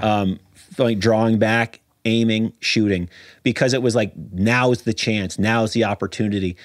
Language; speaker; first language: English; native; English